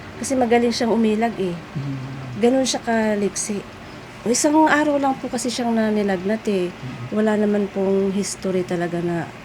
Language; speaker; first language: Filipino; native; Filipino